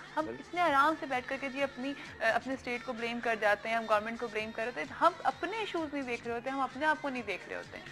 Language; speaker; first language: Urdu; native; Urdu